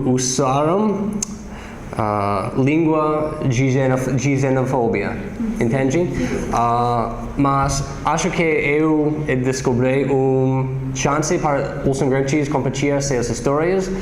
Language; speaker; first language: Portuguese; non-native, learner; English